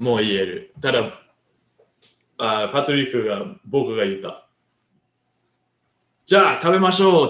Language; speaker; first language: Japanese; non-native, learner; English